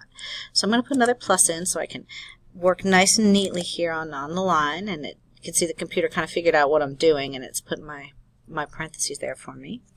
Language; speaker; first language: English; native; English